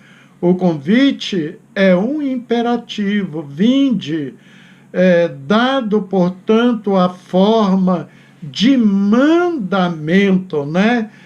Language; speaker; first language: Portuguese; native; Portuguese